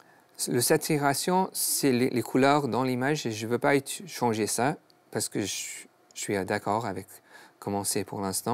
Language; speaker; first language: French; non-native, learner; English